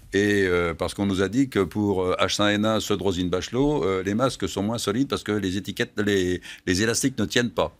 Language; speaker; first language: French; native; French